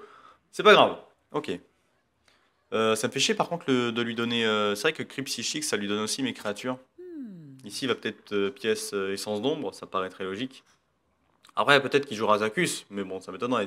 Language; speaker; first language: French; native; French